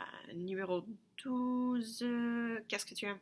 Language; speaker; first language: French; non-native, fluent; English